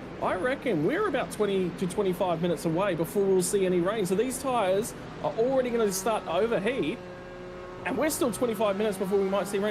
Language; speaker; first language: English; native; English